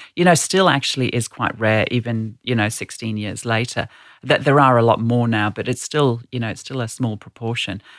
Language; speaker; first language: English; native; English